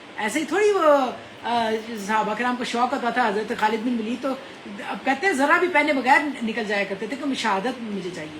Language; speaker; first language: Urdu; non-native, local second language; Punjabi